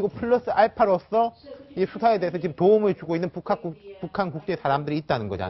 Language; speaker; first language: Korean; native; Korean